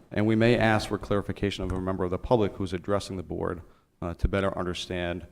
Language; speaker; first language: English; native; English